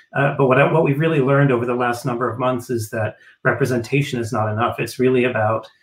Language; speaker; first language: English; native; English